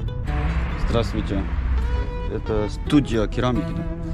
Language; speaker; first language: Russian; non-native, fluent; Korean